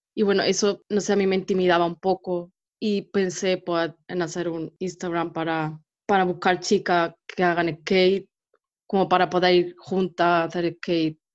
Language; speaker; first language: Spanish; native; Spanish